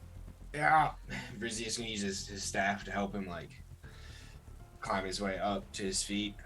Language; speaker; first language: English; native; English